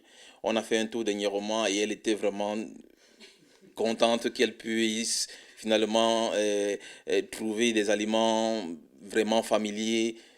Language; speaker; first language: French; non-native, fluent; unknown